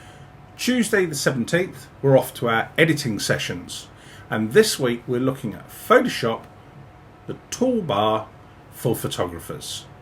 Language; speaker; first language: English; native; English